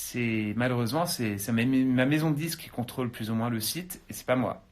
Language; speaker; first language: French; non-native, fluent; English